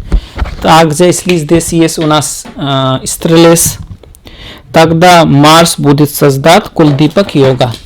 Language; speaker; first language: Russian; non-native, learner; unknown